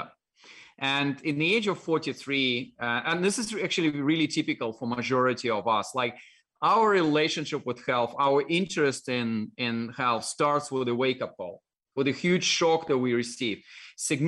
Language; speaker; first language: English; non-native, fluent; Russian